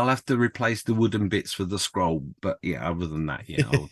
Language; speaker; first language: English; native; English